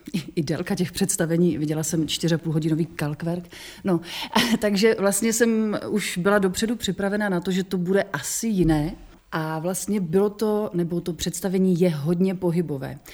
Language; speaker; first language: Czech; native; Czech